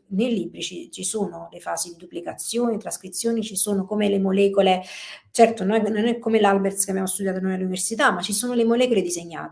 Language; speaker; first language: Italian; native; Italian